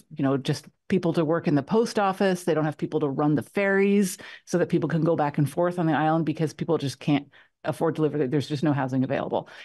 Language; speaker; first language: English; native; English